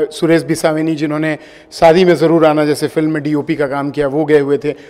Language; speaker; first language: Hindi; native; Hindi